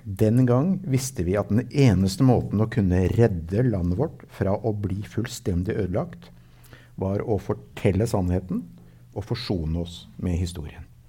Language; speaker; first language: Norwegian; native; Norwegian